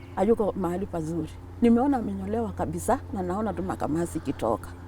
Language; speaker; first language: Swahili; non-native, local second language; Kamba